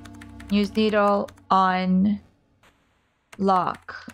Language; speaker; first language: English; native; English